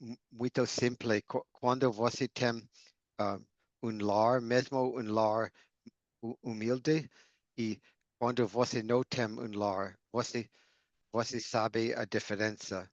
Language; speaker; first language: Portuguese; non-native, learner; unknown